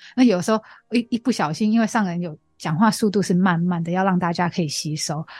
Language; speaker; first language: Chinese; non-native, fluent; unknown